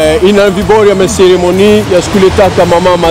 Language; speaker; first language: Swedish; non-native, learner; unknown